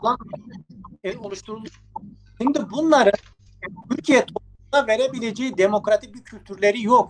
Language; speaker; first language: Turkish; native; Turkish